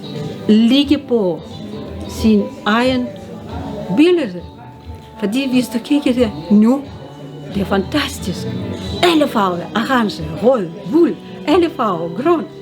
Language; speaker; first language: Danish; non-native, learner; Russian